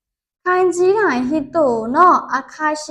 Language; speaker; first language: Japanese; non-native, learner; Burmese